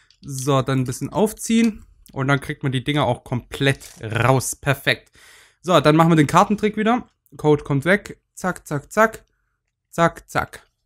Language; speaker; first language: German; native; German